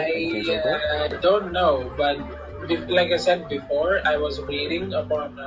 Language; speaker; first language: English; non-native, learner; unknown